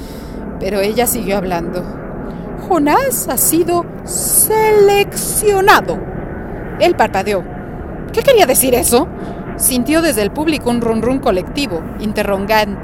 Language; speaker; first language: Spanish; native; Spanish